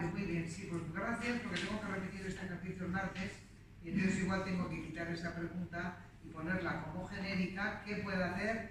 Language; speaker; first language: Spanish; native; Spanish